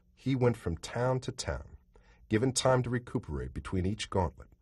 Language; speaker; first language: English; native; English